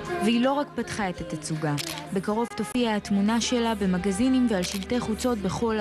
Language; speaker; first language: Hebrew; native; Hebrew